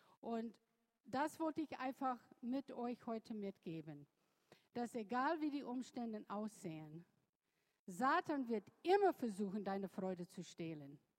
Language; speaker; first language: German; non-native, fluent; English